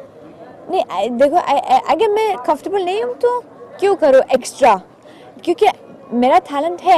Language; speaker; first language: Hindi; non-native, learner; Persian